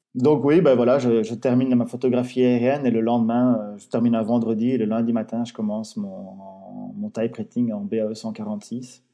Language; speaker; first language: French; native; French